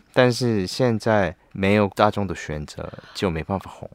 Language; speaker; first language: Chinese; non-native, learner; Korean